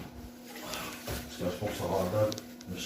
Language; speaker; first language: French; native; French